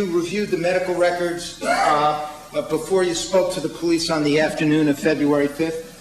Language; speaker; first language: English; native; English